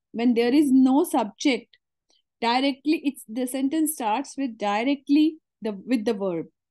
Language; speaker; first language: English; non-native, local second language; Hindi